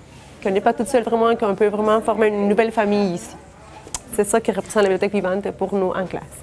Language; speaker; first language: French; non-native, fluent; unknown